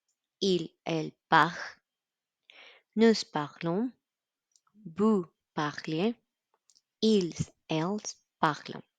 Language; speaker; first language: French; non-native, learner; Spanish